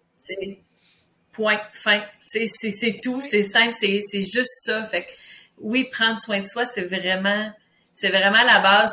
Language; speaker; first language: French; native; French